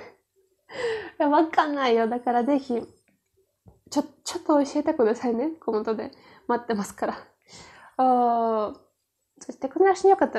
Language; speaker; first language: Japanese; non-native, learner; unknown